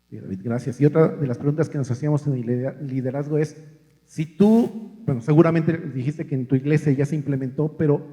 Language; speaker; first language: Spanish; native; Spanish